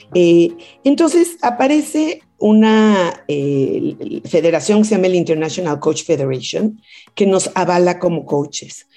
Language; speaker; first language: Spanish; native; Spanish